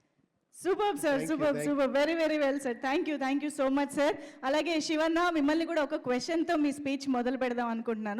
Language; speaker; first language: Telugu; native; Telugu